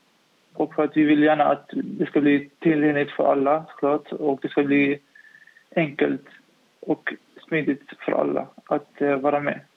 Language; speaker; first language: Swedish; non-native, fluent; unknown